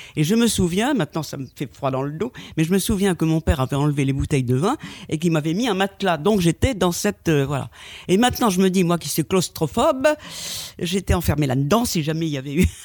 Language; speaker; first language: French; native; French